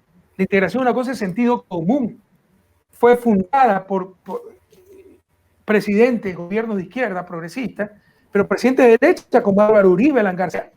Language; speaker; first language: Spanish; native; Spanish